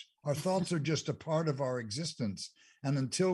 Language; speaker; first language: English; native; English